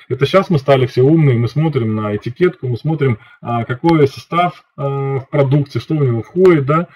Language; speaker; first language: Russian; native; Russian